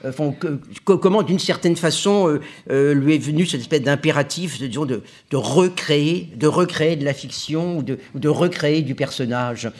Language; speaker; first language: French; native; French